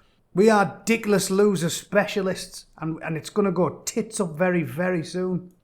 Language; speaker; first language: English; native; English